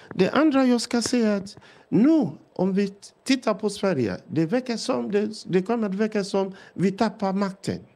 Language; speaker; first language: Swedish; non-native, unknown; Yoruba